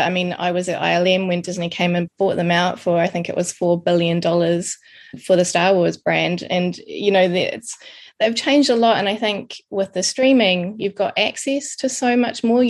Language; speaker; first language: English; native; English